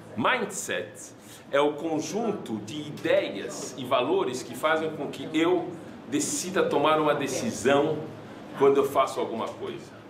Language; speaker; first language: Portuguese; non-native, fluent; French